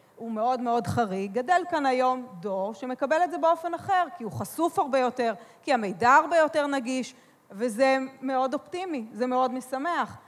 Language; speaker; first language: Hebrew; native; Hebrew